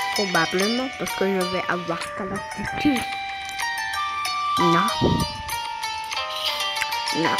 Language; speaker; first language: French; non-native, local second language; Arabic